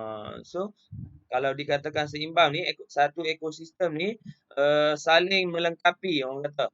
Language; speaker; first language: Malay; native; Malay